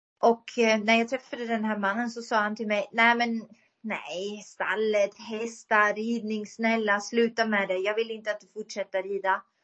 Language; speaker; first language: Swedish; non-native, fluent; German